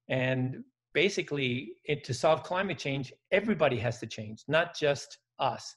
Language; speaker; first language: English; early bilingual, other home language; Dutch